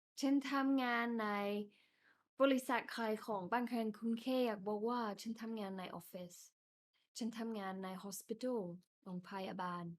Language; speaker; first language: Thai; non-native, fluent; English